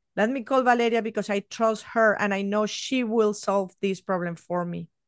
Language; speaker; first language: English; non-native, fluent; Spanish